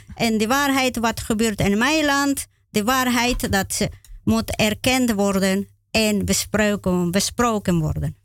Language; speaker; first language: Dutch; non-native, learner; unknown